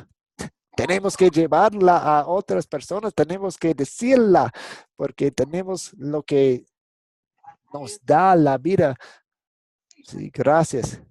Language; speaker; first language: Spanish; non-native, fluent; English